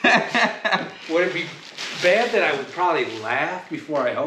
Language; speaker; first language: English; native; English